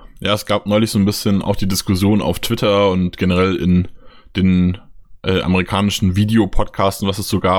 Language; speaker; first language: German; native; German